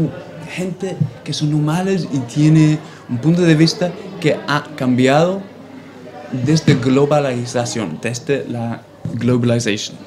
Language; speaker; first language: Spanish; non-native, fluent; English